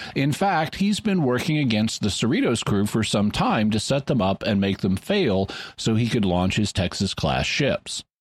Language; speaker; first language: English; native; English